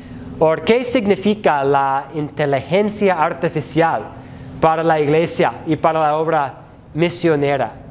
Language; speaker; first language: Spanish; non-native, fluent; English